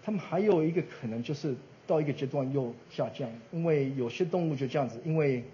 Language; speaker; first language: Chinese; early bilingual, heritage; Chinese